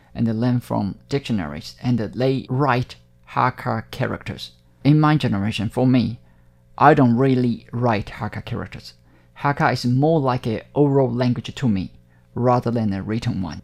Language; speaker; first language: English; non-native, fluent; Hakka Chinese